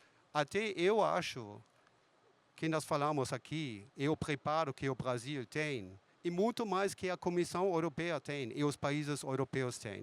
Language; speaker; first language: Portuguese; non-native, fluent; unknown